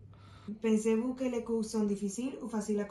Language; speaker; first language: French; non-native, fluent; Spanish